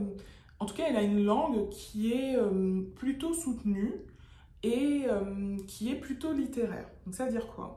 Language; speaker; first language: French; native; French